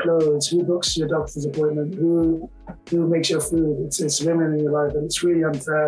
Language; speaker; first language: English; native; English